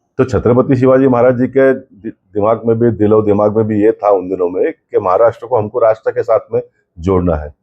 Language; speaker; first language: Hindi; non-native, local second language; Kannada